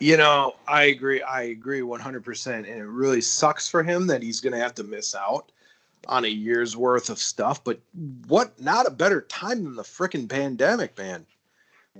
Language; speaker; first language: English; native; English